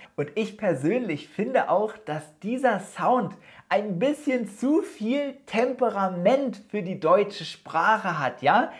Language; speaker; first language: German; native; German